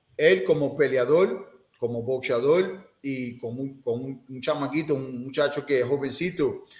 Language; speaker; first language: Spanish; non-native, fluent; English